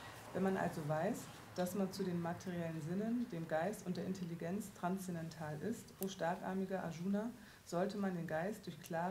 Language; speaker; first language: German; native; German